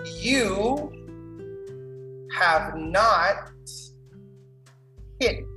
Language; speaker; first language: English; non-native, fluent; Spanish